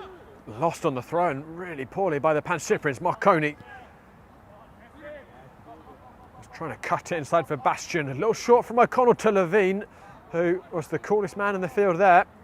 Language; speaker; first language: English; native; English